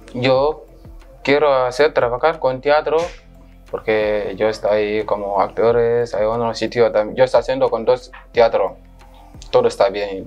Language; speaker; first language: Spanish; non-native, learner; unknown